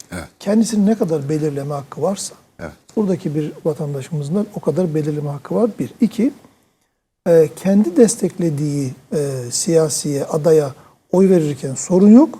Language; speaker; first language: Turkish; native; Turkish